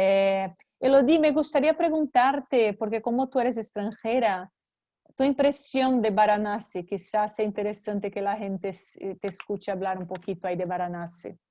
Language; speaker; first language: Spanish; non-native, learner; Portuguese